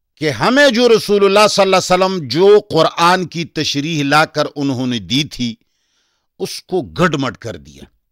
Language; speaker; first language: Urdu; non-native, local second language; Pashto